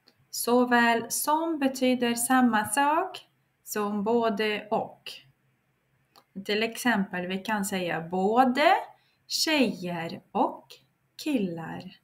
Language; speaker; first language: Swedish; non-native, fluent; Russian